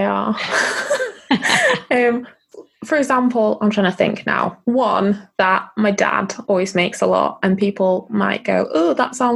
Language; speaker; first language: English; native; English